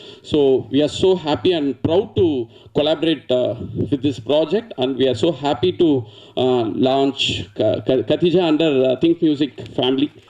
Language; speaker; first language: English; non-native, local second language; Tamil